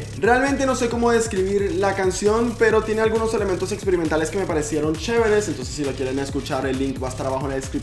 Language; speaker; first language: Spanish; native; Spanish